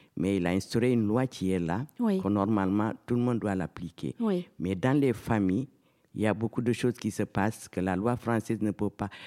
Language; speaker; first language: French; non-native, local second language; Fula